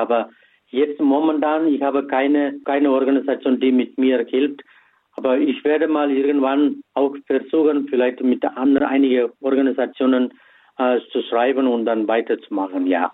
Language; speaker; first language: German; non-native, fluent; Tamil